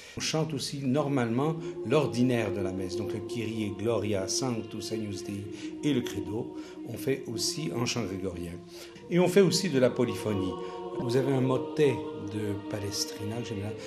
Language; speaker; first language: French; native; French